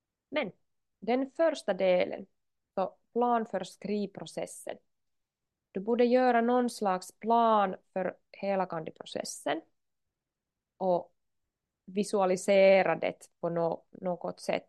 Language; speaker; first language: Swedish; non-native, local second language; Finnish